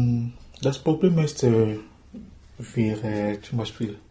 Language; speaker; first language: German; non-native, learner; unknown